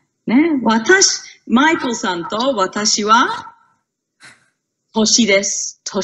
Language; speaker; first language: Japanese; non-native, fluent; English